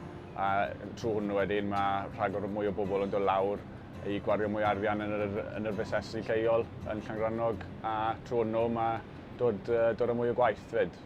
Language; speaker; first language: Welsh; native; Welsh